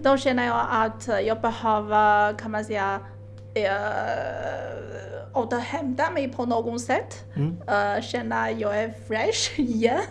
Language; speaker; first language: Swedish; non-native, fluent; Chinese